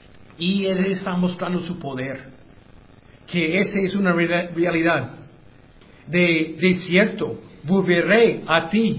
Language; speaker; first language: Spanish; non-native, learner; English